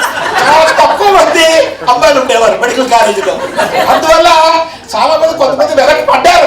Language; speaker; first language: Telugu; native; Telugu